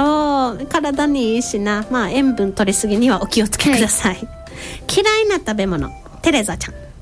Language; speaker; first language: Japanese; native; Japanese